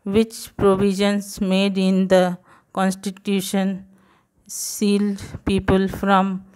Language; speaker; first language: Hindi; non-native, local second language; Gujarati